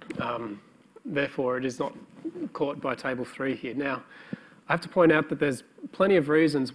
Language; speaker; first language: English; native; English